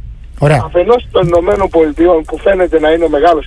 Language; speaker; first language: Greek; native; Greek